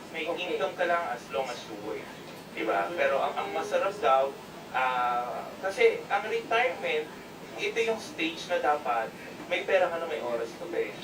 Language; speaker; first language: Filipino; native; Filipino